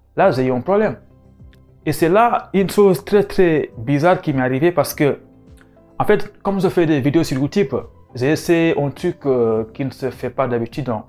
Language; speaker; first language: French; non-native, local second language; Wolof